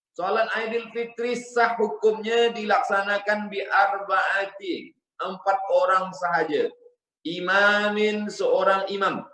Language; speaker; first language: Malay; native; Malay